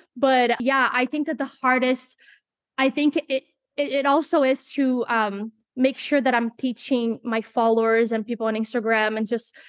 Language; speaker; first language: English; non-native, fluent; Portuguese